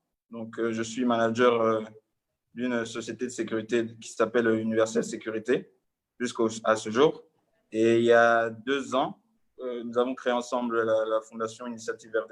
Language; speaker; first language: French; non-native, local second language; Lingala